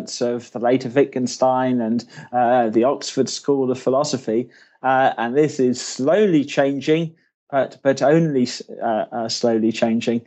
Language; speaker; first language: English; native; English